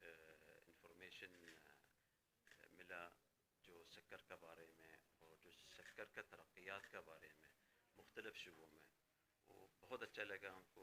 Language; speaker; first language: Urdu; non-native, fluent; Arabic